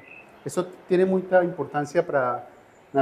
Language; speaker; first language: Portuguese; non-native, fluent; Spanish